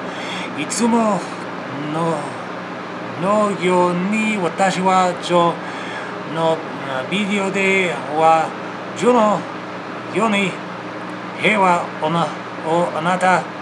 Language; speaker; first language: Japanese; non-native, learner; English